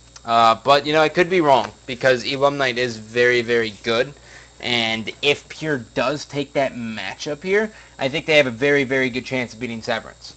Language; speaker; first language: English; native; English